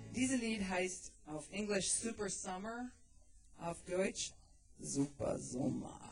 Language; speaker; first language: German; non-native, learner; English